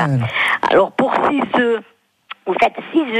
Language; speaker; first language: French; native; French